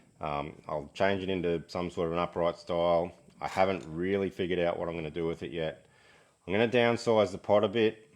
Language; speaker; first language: English; native; English